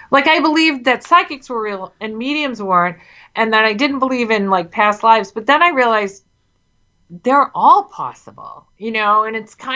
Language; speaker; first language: English; native; English